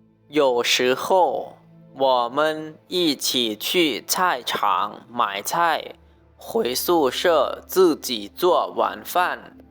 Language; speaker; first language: Chinese; non-native, learner; Lao